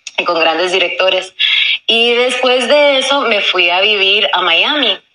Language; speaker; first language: Spanish; early bilingual, heritage; Spanish